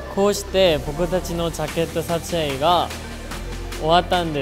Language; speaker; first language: Japanese; non-native, learner; Korean